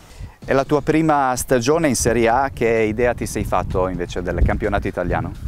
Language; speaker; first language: Italian; native; Italian